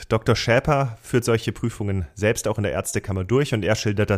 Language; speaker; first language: German; native; German